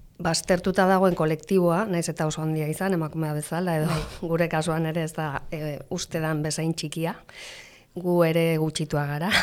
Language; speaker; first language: Basque; non-native, local second language; Spanish